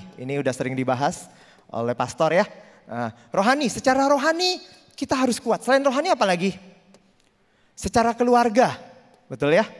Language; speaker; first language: Indonesian; native; Indonesian